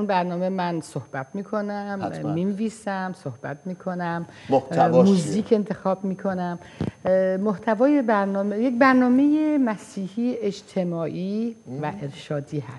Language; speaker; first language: Persian; non-native, fluent; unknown